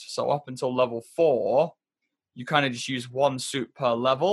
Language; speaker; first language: English; native; English